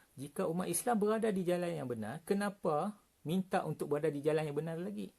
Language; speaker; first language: Malay; native; Malay